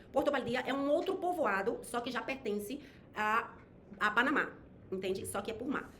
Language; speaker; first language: Portuguese; native; Portuguese